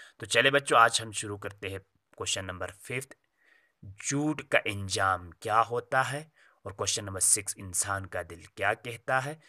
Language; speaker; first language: Urdu; native; Urdu